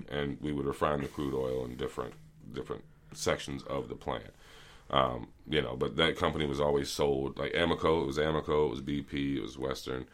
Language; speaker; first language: English; native; English